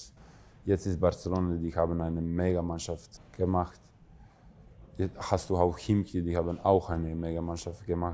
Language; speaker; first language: German; non-native, fluent; Croatian